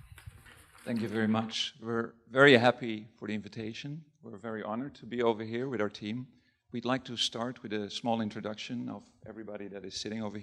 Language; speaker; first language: English; non-native, fluent; Dutch